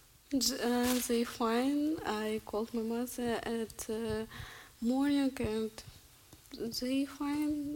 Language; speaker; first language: English; non-native, learner; Russian